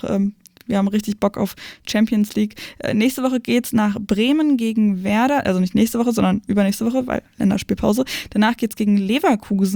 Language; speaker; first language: German; native; German